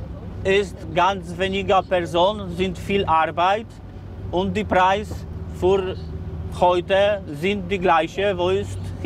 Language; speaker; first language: German; non-native, learner; Polish